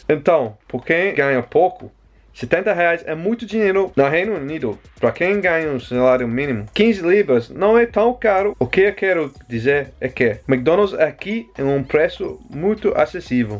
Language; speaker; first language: Portuguese; non-native, fluent; English